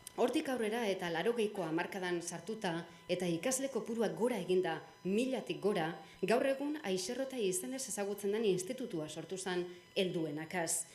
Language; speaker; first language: Basque; native; Basque